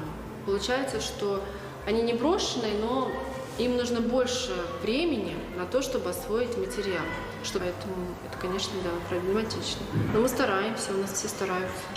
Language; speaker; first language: Russian; native; Russian